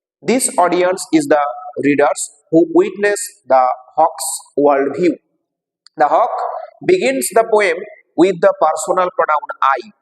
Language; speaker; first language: English; non-native, local second language; Bangla